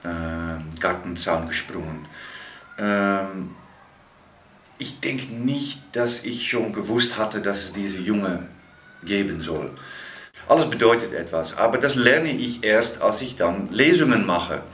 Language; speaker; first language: German; non-native, fluent; Dutch